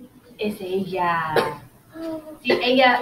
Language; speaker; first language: Spanish; non-native, fluent; English